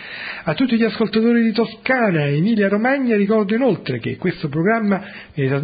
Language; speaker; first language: Italian; native; Italian